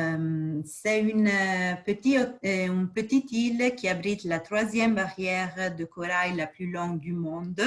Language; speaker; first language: French; non-native, fluent; Portuguese